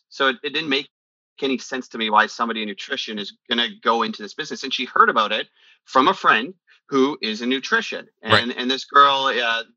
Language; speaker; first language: English; early bilingual, other home language; Italian